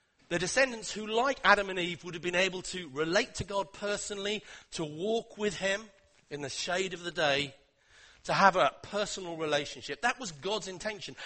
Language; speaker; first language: English; native; English